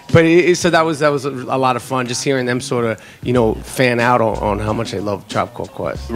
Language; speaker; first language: English; native; English